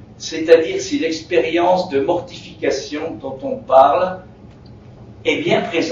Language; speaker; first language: French; native; French